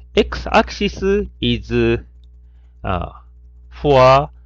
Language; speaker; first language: English; non-native, fluent; Japanese